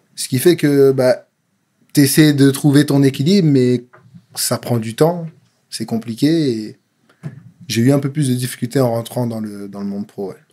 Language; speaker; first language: French; native; French